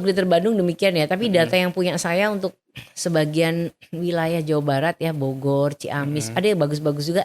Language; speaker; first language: Indonesian; native; Indonesian